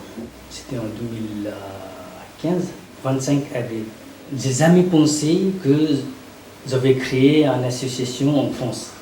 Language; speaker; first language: French; non-native, learner; Nepali